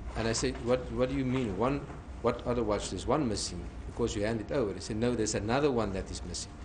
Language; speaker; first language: English; non-native, local second language; Afrikaans